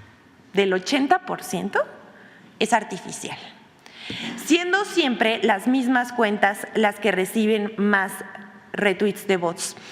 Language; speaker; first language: Spanish; native; Spanish